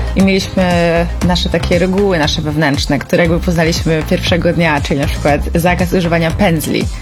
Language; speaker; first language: Polish; native; Polish